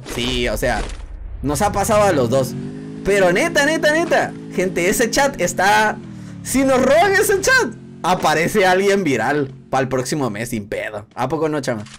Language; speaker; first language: Spanish; native; Spanish